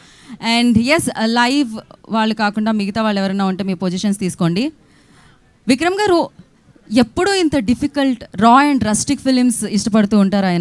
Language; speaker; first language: Telugu; native; Telugu